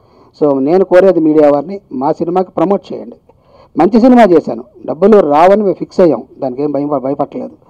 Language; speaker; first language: Telugu; native; Telugu